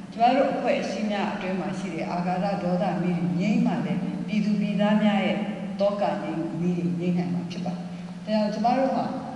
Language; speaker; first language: Burmese; native; Burmese